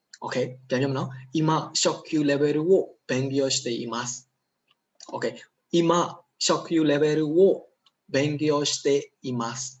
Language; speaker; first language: Japanese; non-native, fluent; Burmese